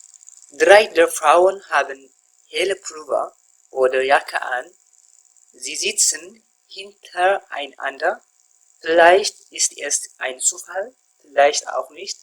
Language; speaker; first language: German; non-native, fluent; Tigrinya